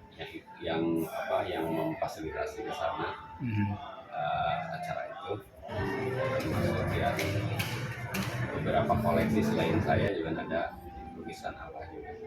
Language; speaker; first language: Indonesian; non-native, local second language; Sundanese